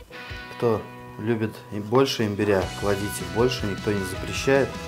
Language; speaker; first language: Russian; native; Russian